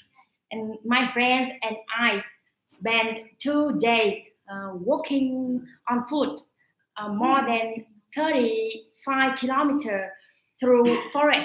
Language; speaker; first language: English; non-native, learner; Vietnamese